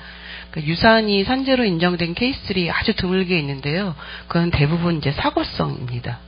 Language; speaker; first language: Korean; native; Korean